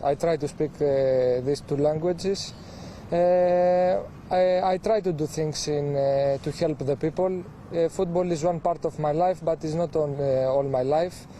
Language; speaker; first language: English; non-native, fluent; Greek